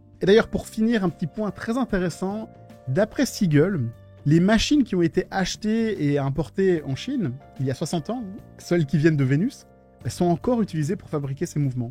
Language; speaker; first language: French; native; French